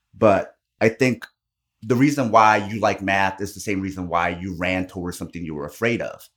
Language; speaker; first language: English; non-native, fluent; Korean